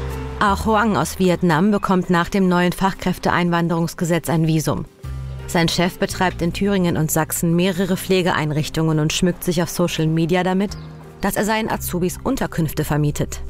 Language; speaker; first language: German; native; German